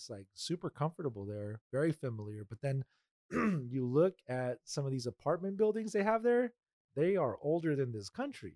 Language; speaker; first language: English; early bilingual, other home language; Spanish